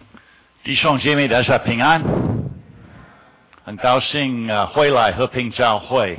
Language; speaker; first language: Chinese; non-native, fluent; English